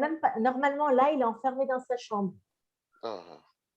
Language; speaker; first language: French; native; French